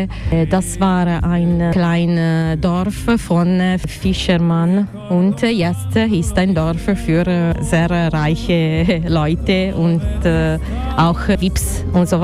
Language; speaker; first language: German; non-native, learner; Italian